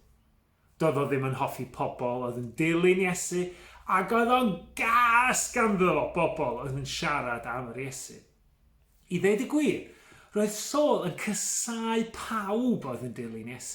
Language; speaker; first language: Welsh; native; Welsh